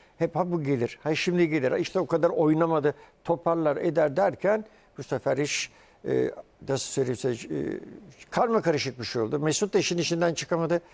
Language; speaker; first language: Turkish; early bilingual, heritage; Turkish